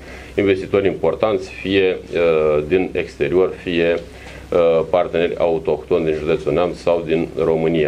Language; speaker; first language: Romanian; native; Romanian